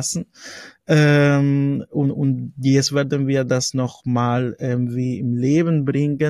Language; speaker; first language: German; non-native, fluent; Spanish